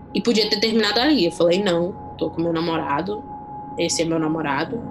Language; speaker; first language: Portuguese; non-native, fluent; English